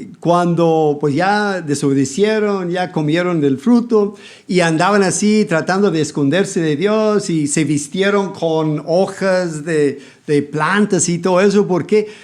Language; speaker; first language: Spanish; non-native, fluent; English